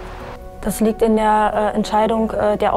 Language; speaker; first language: German; early bilingual, other home language; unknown